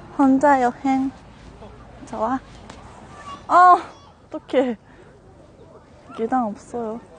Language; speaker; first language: Korean; non-native, learner; Japanese